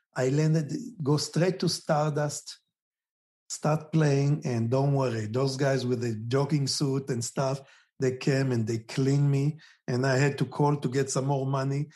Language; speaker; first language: English; non-native, fluent; Hebrew